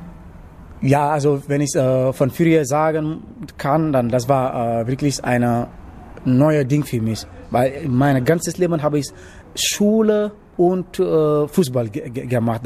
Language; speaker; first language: German; non-native, fluent; Wolof